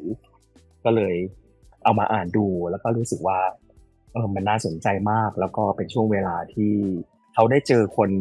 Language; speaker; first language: Thai; native; Thai